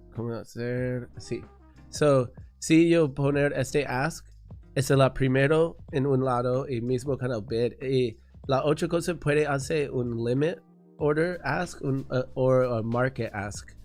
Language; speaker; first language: Spanish; non-native, learner; English